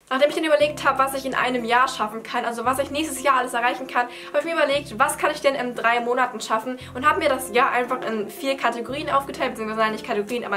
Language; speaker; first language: German; native; German